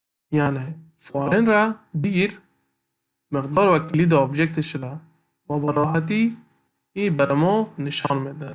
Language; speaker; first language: Persian; native; Persian